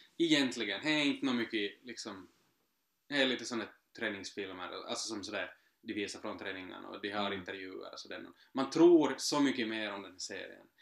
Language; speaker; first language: Swedish; native; Swedish